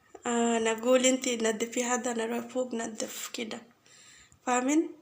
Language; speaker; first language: Arabic; non-native, learner; Bangla